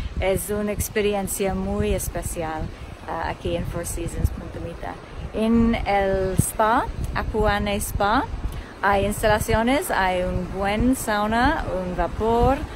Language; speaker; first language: Spanish; non-native, fluent; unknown